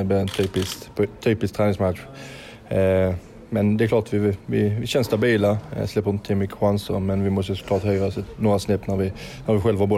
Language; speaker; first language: Swedish; native; Swedish